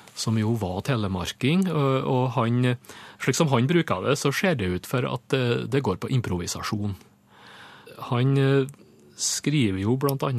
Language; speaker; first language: Norwegian; native; Norwegian